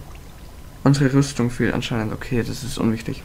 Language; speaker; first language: German; native; German